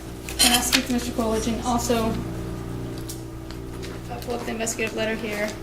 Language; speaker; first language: English; native; English